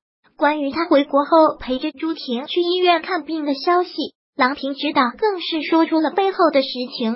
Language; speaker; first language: Chinese; native; Chinese